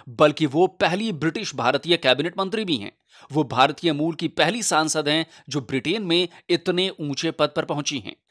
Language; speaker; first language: Hindi; native; Hindi